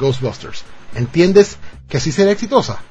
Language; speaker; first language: Spanish; native; Spanish